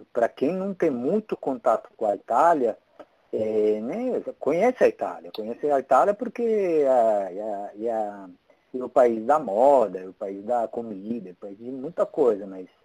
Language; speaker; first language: Portuguese; non-native, fluent; Italian